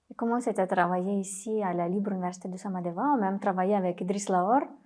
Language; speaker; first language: French; non-native, fluent; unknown